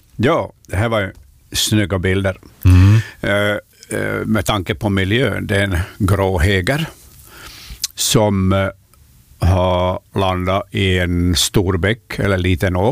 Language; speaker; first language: Swedish; native; Swedish